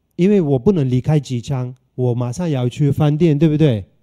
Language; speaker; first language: Chinese; non-native, fluent; Turkish